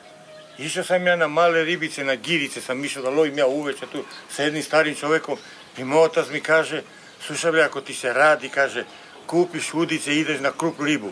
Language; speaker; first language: Serbian; native; Serbian